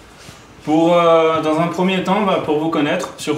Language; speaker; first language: French; native; French